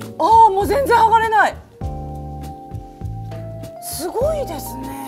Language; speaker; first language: Japanese; native; Japanese